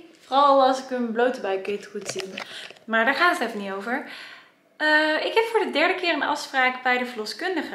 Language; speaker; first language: Dutch; native; Dutch